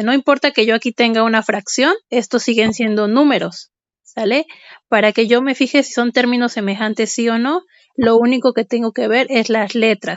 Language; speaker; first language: Spanish; native; Spanish